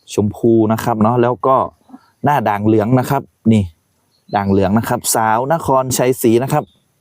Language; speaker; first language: Thai; native; Thai